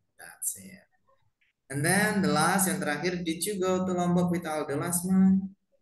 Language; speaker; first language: English; non-native, fluent; Indonesian